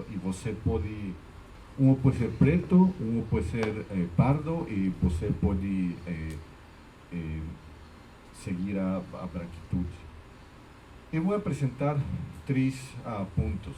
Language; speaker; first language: Portuguese; non-native, fluent; Spanish